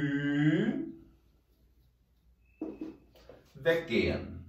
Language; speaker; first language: German; non-native, fluent; Portuguese